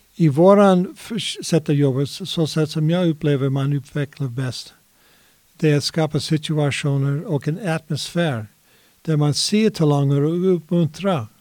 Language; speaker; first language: Swedish; non-native, fluent; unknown